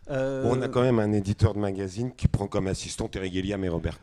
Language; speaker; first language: French; native; French